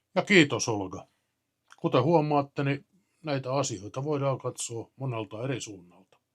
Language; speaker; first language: Finnish; native; Finnish